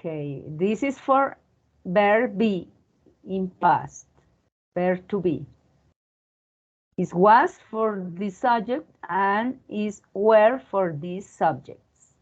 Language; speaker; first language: English; non-native, learner; Spanish